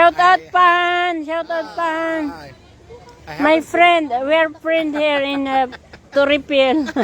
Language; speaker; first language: English; non-native, learner; Filipino